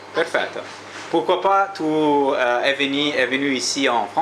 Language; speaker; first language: French; non-native, learner; Italian